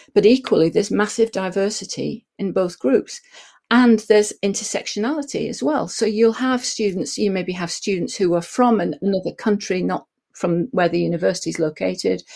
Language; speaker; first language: English; native; English